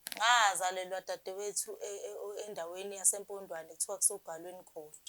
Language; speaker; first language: Zulu; native; Zulu